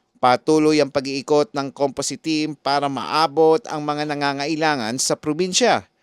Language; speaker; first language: Filipino; non-native, local second language; Bikol